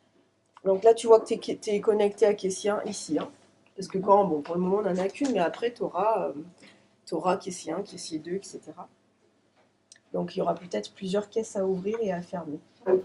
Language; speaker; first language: French; native; French